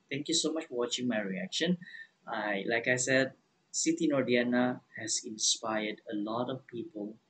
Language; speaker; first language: English; non-native, local second language; Malay